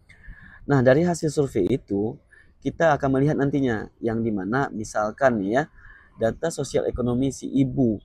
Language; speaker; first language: Indonesian; native; Indonesian